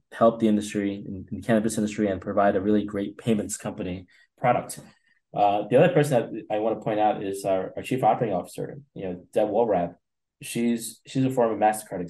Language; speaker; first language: English; native; English